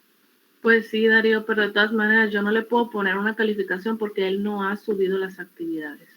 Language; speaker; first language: Spanish; native; Spanish